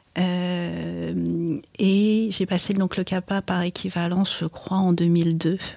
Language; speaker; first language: French; early bilingual, other home language; Chinese